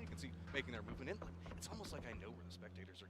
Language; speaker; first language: English; native; English